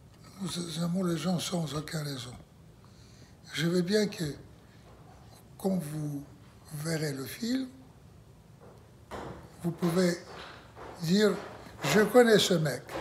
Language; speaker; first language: French; non-native, learner; Russian